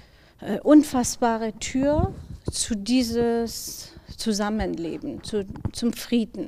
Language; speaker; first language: German; non-native, fluent; Persian